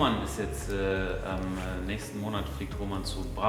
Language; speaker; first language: German; native; German